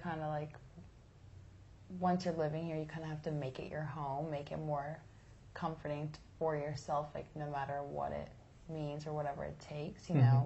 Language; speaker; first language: English; native; English